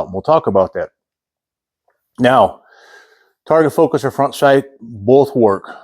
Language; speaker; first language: English; native; English